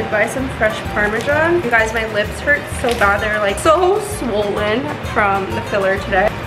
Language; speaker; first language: English; native; English